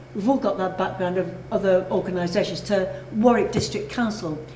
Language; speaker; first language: English; native; English